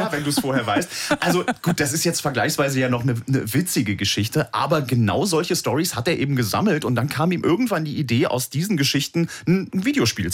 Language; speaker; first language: German; native; German